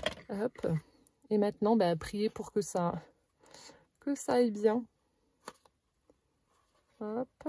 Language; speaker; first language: French; native; French